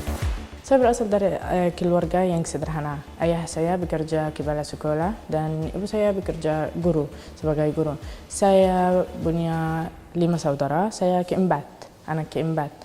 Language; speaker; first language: Indonesian; non-native, fluent; Arabic